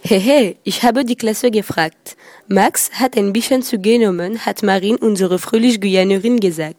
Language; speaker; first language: German; non-native, learner; French